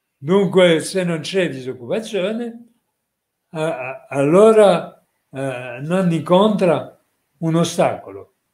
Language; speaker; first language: Italian; non-native, fluent; French